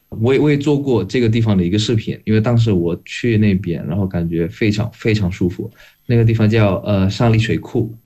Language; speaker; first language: Chinese; non-native, fluent; Indonesian